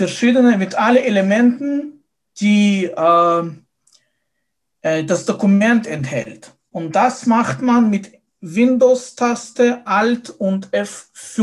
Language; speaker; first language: German; non-native, fluent; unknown